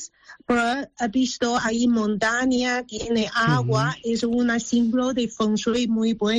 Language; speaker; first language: Spanish; non-native, learner; Chinese